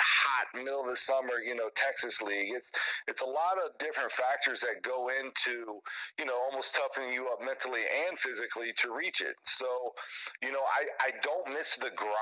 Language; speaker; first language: English; native; English